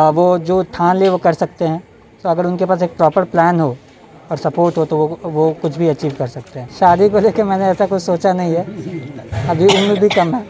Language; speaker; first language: Hindi; native; Hindi